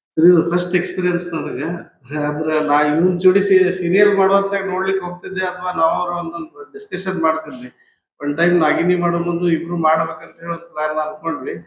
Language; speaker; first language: Kannada; native; Kannada